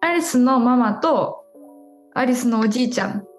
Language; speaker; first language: Japanese; native; Japanese